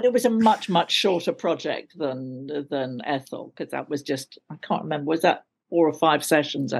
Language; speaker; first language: English; native; English